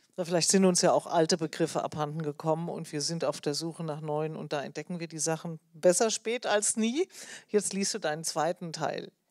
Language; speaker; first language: German; native; German